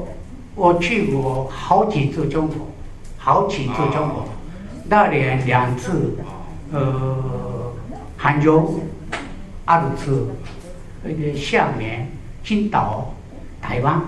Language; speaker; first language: Chinese; non-native, learner; Japanese